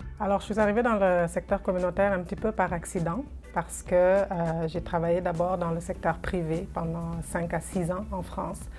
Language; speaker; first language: French; non-native, local second language; Wolof